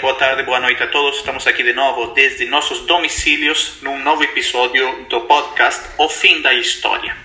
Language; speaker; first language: Portuguese; non-native, fluent; Spanish